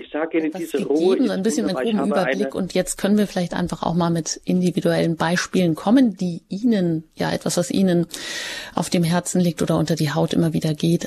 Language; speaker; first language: German; native; German